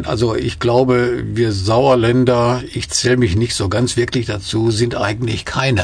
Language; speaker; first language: German; native; German